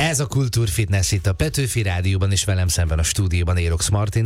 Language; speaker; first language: Hungarian; native; Hungarian